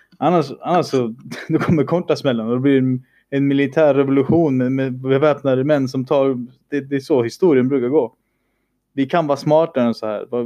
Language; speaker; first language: Swedish; early bilingual, other home language; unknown